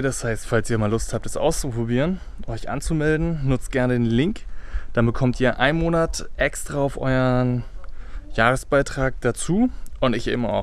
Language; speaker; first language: German; native; German